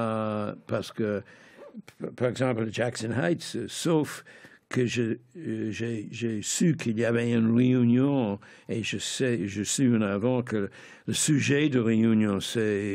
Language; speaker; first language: French; non-native, fluent; English